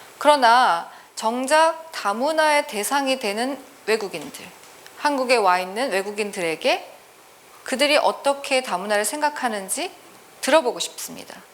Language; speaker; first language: Korean; native; Korean